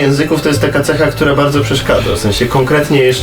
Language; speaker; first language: Polish; native; Polish